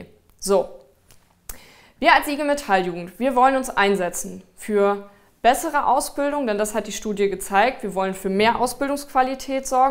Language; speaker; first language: German; native; German